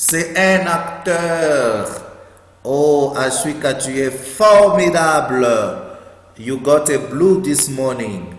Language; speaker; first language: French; non-native, fluent; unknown